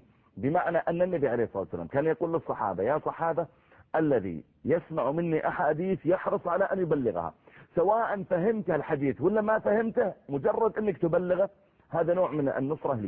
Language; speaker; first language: Arabic; native; Arabic